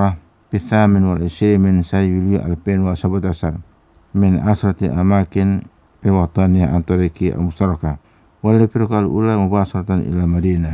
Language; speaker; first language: Arabic; non-native, fluent; Indonesian